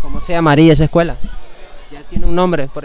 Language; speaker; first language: Spanish; native; Spanish